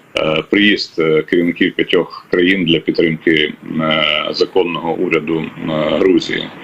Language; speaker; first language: Ukrainian; native; Ukrainian